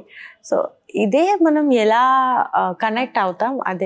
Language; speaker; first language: Telugu; non-native, learner; Bangla